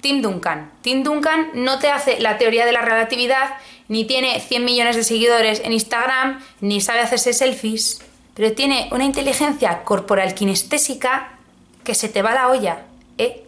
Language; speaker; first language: Spanish; native; Spanish